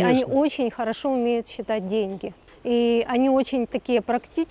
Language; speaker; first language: Russian; native; Russian